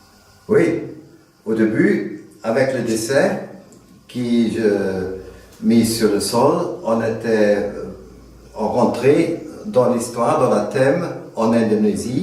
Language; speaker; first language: French; non-native, fluent; German